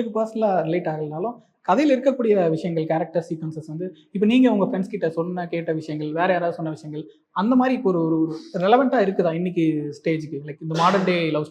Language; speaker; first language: Tamil; native; Tamil